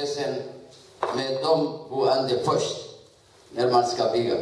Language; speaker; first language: Swedish; non-native, learner; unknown